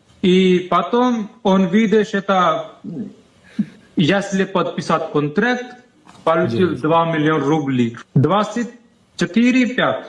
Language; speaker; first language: Russian; non-native, learner; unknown